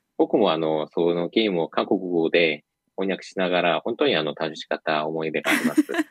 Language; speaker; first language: Japanese; non-native, fluent; Korean